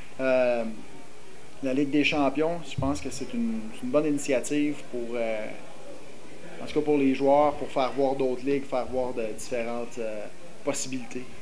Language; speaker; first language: French; native; French